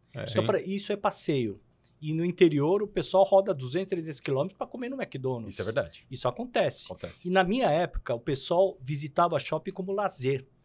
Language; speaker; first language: Portuguese; early bilingual, other home language; Korean